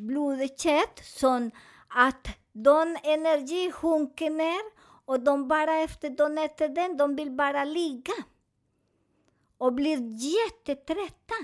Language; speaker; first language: Swedish; non-native, fluent; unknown